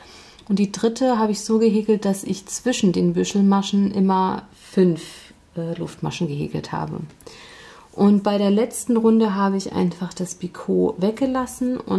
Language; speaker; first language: German; native; German